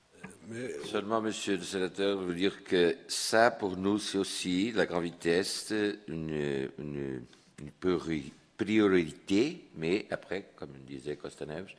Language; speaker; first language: French; non-native, fluent; Portuguese